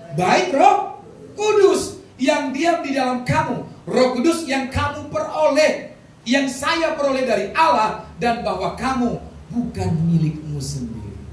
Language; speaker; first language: Indonesian; non-native, local second language; Batak Toba